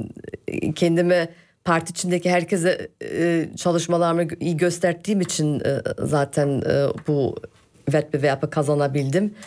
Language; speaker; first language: Turkish; early bilingual, heritage; Turkish